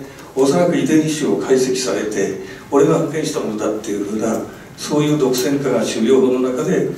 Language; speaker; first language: Japanese; native; Japanese